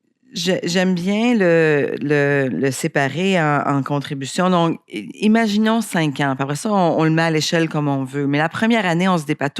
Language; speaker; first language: French; native; French